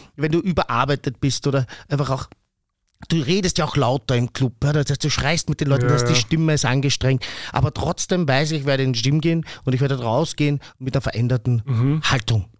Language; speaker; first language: German; native; German